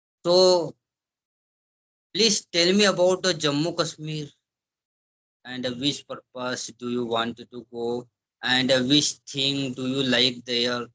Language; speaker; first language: English; non-native, learner; Hindi